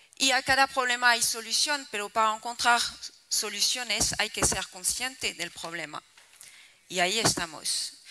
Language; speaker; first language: Spanish; non-native, fluent; French